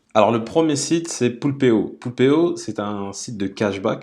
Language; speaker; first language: French; native; French